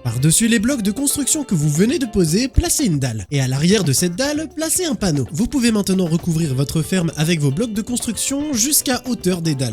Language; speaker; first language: French; native; French